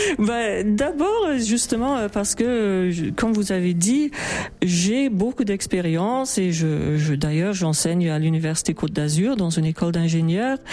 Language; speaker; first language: French; non-native, fluent; English